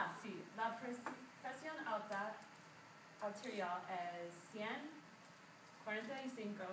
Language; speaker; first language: Spanish; non-native, learner; English